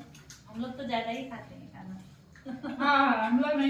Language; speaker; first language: Hindi; non-native, learner; Nepali